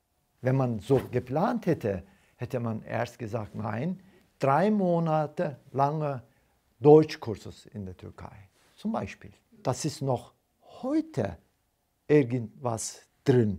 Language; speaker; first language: German; non-native, fluent; Turkish